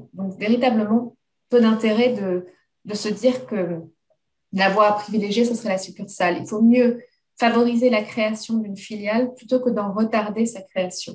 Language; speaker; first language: French; native; French